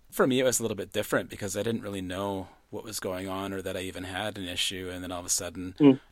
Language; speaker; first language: English; native; English